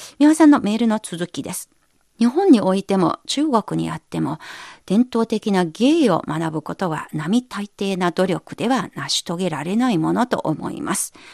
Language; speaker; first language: Japanese; non-native, fluent; Chinese